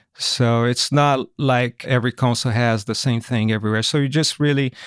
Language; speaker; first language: English; non-native, fluent; Portuguese